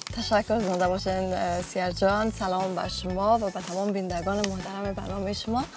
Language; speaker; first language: Persian; native; Persian